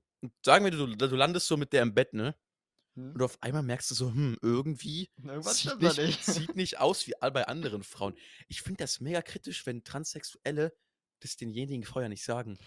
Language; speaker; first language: German; native; German